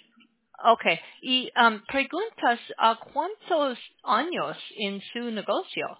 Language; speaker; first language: Spanish; non-native, learner; English